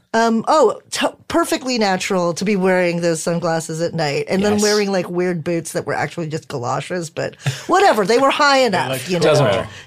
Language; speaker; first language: English; early bilingual, other home language; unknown